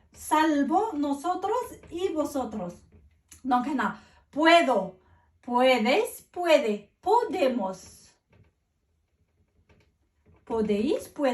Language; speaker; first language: Spanish; non-native, fluent; Arabic